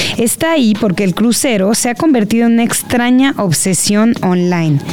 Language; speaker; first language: Spanish; native; Spanish